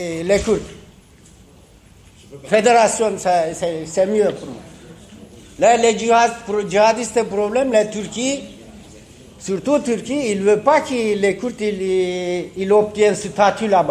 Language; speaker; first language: French; non-native, learner; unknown